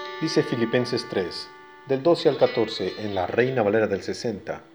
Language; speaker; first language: Spanish; native; Spanish